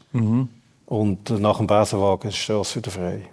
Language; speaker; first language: German; native; German